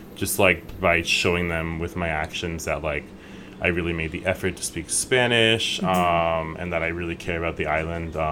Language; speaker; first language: English; native; English